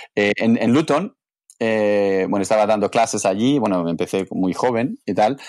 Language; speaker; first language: Spanish; non-native, fluent; English